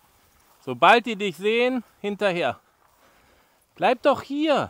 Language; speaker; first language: German; native; German